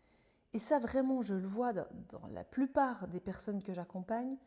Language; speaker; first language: French; native; French